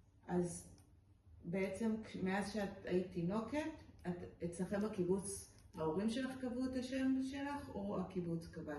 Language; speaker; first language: Hebrew; native; Hebrew